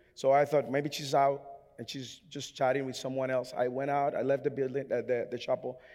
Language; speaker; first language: English; non-native, fluent; Spanish